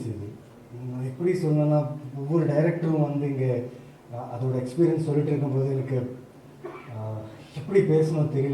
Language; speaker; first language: Tamil; non-native, fluent; Telugu